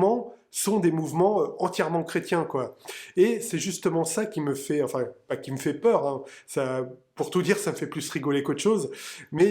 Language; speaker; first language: French; native; French